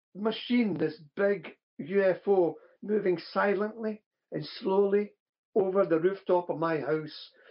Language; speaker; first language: English; native; English